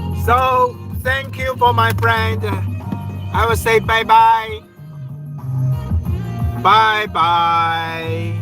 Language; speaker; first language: English; non-native, learner; Chinese